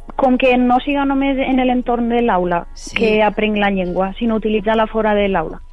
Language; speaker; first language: Catalan; native; Catalan